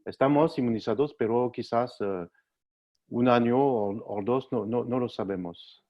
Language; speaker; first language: Spanish; non-native, learner; French